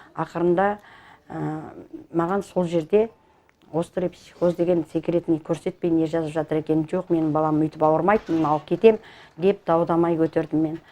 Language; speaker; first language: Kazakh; native; Kazakh